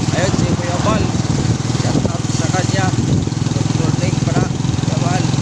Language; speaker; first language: Filipino; non-native, local second language; Cebuano